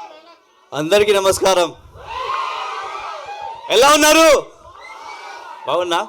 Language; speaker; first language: Telugu; non-native, local second language; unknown